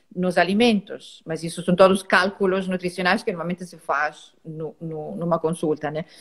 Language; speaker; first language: Portuguese; non-native, fluent; Italian